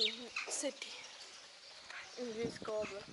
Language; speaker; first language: English; non-native, learner; Ukrainian